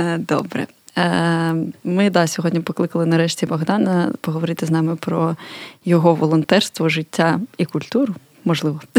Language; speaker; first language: Ukrainian; native; Ukrainian